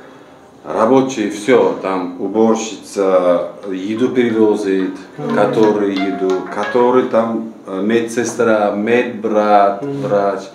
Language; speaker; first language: Russian; non-native, local second language; Uzbek